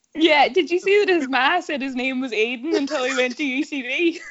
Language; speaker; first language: English; native; English